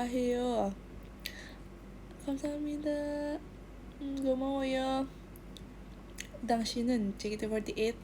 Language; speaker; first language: Korean; non-native, learner; Indonesian